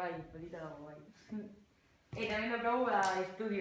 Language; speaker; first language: Basque; non-native, local second language; Spanish